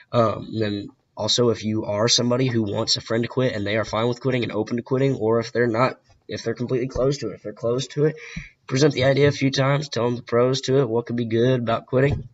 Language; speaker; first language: English; native; English